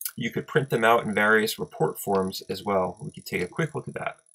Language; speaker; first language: English; native; English